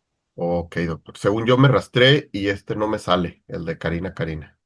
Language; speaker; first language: Spanish; native; Spanish